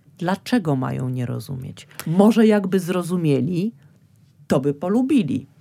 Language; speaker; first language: Polish; native; Polish